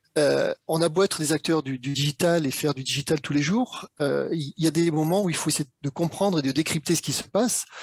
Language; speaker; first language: French; native; French